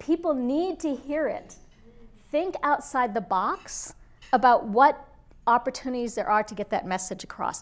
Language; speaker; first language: English; native; English